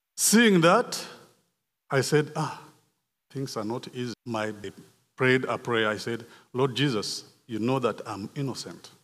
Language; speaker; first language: English; non-native, local second language; Kinyarwanda